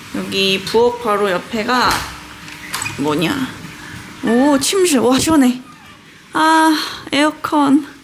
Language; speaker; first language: Korean; early bilingual, heritage; Korean